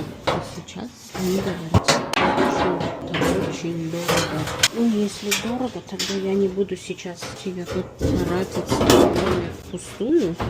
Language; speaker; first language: Russian; non-native, local second language; Tajik